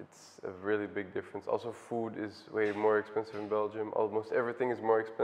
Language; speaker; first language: English; non-native, fluent; Dutch